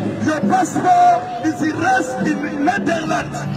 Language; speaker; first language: English; non-native, learner; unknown